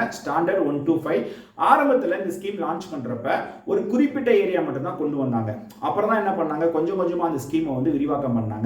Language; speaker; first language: Tamil; native; Tamil